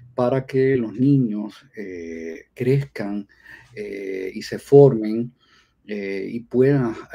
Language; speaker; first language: Spanish; native; Spanish